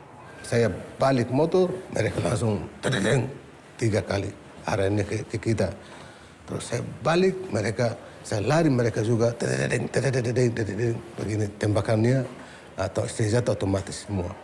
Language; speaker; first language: Indonesian; non-native, local second language; Tetum